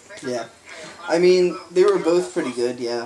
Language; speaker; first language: English; native; English